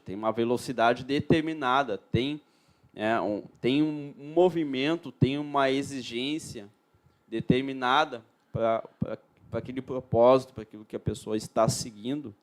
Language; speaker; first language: Portuguese; native; Portuguese